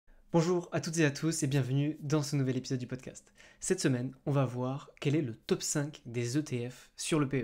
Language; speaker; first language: French; native; French